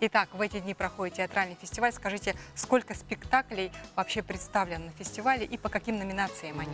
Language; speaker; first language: Russian; native; Russian